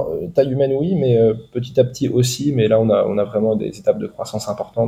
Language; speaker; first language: French; native; French